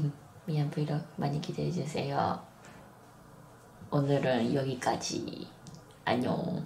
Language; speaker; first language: Korean; non-native, fluent; Japanese